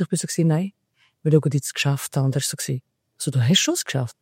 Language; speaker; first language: German; early bilingual, other home language; Albanian